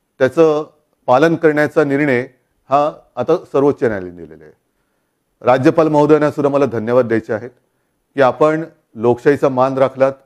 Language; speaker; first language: Marathi; native; Marathi